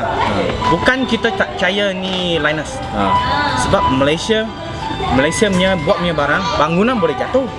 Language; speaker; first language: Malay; non-native, local second language; Cantonese